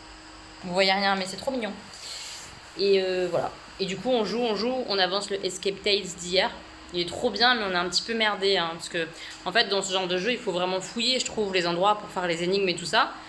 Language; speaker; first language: French; native; French